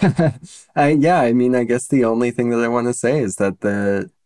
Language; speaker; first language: English; early bilingual, other home language; Russian